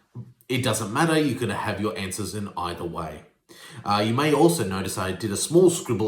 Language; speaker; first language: English; native; English